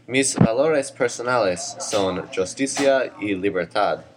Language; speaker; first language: Spanish; non-native, learner; English